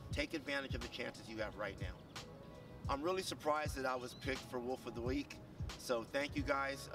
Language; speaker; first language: English; native; English